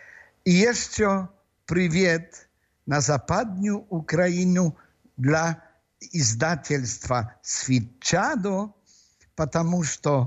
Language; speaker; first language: Russian; non-native, fluent; Polish